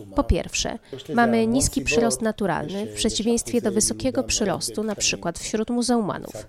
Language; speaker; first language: Polish; non-native, fluent; Arabic